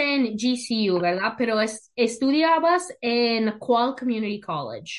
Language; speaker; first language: Spanish; non-native, learner; English